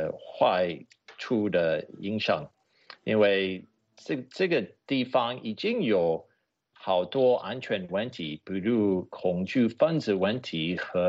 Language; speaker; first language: Chinese; non-native, fluent; English